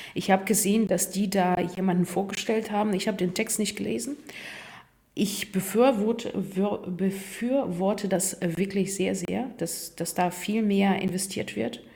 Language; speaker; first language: German; non-native, fluent; Russian